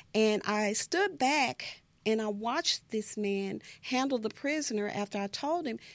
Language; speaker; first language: English; native; English